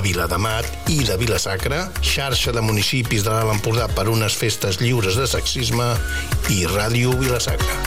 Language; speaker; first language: Catalan; native; Catalan